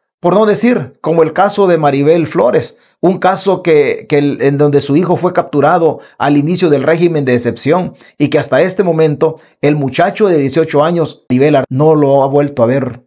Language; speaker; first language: Spanish; native; Spanish